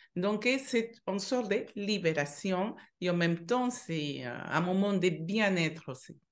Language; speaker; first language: French; non-native, fluent; Spanish